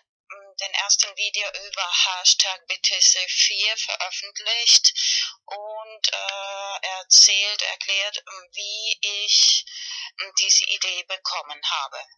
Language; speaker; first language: German; non-native, learner; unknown